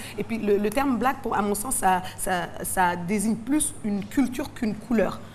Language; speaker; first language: French; non-native, local second language; Wolof